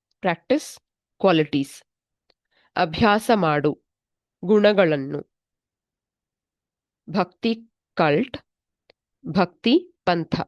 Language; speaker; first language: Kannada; native; Kannada